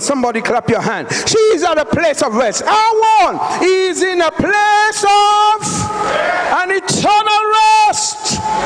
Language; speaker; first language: English; non-native, local second language; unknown